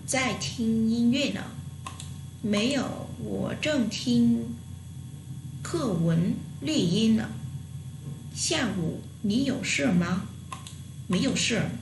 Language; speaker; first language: Chinese; non-native, learner; Vietnamese